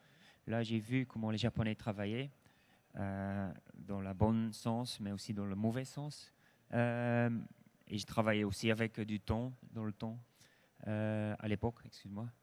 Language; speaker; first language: French; non-native, local second language; Dutch